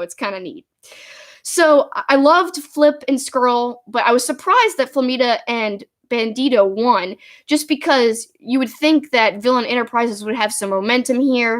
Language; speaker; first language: English; native; English